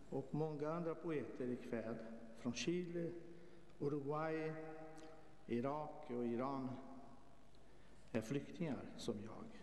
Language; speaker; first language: Swedish; non-native, fluent; Portuguese